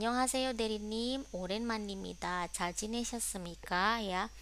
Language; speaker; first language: Korean; non-native, fluent; Indonesian